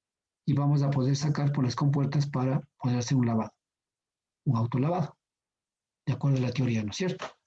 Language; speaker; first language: Spanish; native; Spanish